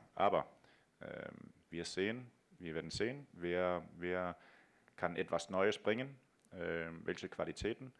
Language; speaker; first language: German; non-native, fluent; Danish